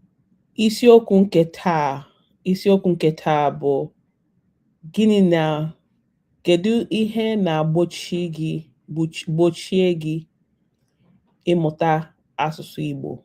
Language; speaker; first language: Igbo; non-native, learner; English